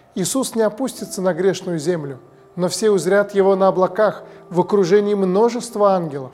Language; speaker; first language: Russian; native; Russian